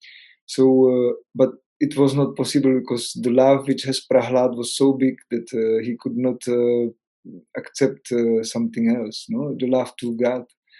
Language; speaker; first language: English; non-native, learner; Czech